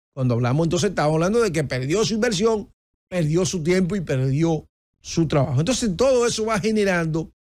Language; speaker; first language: Spanish; native; Spanish